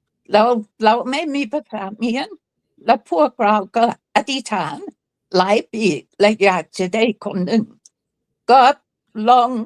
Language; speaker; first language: Thai; non-native, fluent; English